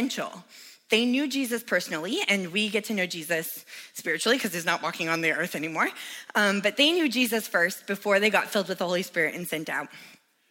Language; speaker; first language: English; native; English